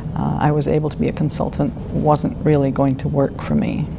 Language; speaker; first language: English; native; English